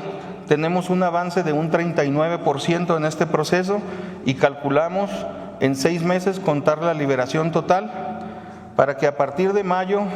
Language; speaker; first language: Spanish; native; Spanish